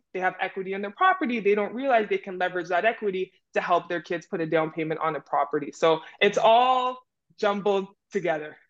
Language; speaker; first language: English; native; English